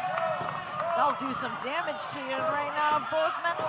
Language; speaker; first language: English; native; English